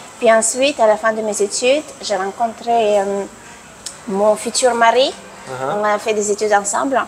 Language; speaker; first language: French; non-native, fluent; Russian